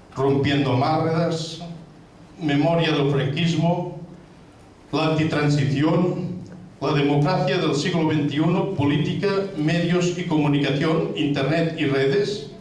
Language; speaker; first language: Spanish; non-native, local second language; Catalan